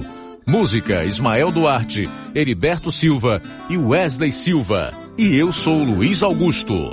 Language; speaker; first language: Portuguese; native; Portuguese